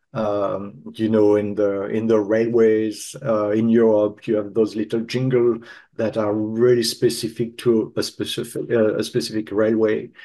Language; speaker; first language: English; non-native, fluent; French